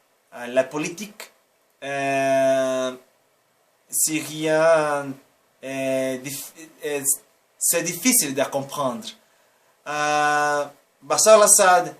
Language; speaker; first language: French; non-native, learner; Portuguese